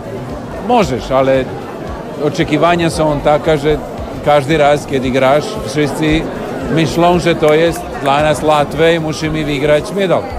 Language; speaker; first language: Polish; non-native, learner; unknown